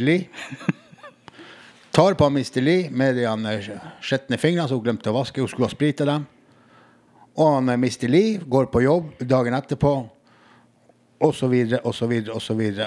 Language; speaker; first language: Norwegian; native; Norwegian